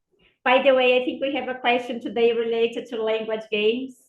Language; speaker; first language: English; non-native, fluent; Portuguese